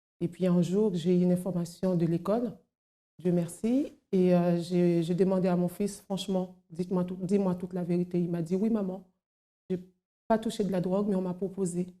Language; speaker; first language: French; non-native, local second language; Haitian Creole